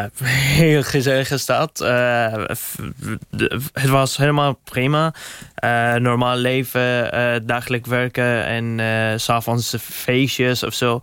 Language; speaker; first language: Dutch; non-native, learner; Arabic